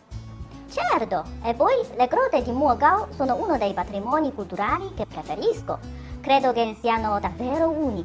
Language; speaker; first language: Italian; non-native, fluent; Chinese